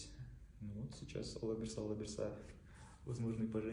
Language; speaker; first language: Russian; non-native, local second language; Tatar